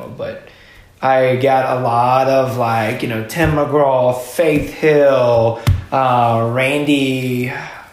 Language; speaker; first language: English; native; English